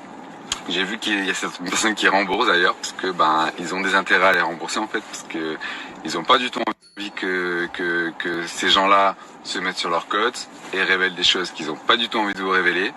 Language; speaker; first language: French; native; French